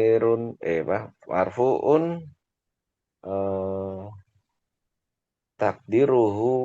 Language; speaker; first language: Arabic; non-native, learner; Indonesian